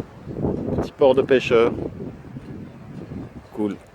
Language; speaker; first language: French; native; French